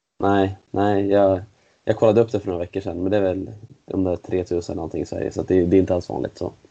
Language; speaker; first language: Swedish; native; Swedish